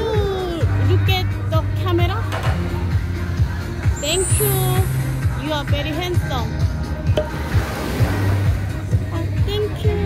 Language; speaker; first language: English; non-native, learner; Korean